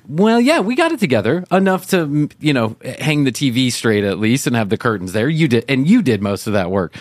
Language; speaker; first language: English; native; English